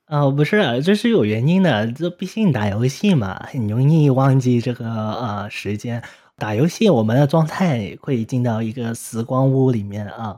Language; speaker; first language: Chinese; non-native, local second language; Cantonese